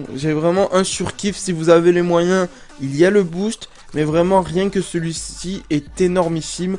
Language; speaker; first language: French; native; French